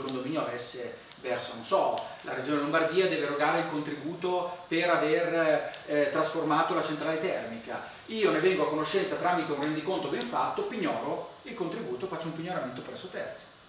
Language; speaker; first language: Italian; native; Italian